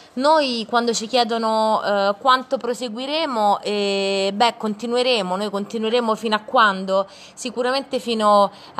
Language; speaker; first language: Italian; native; Italian